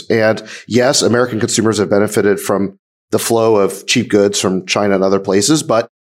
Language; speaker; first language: English; native; English